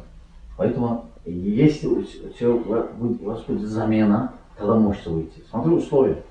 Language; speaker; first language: Russian; non-native, learner; Azerbaijani